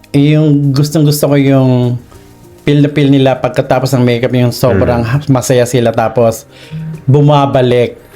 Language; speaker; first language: Filipino; native; Filipino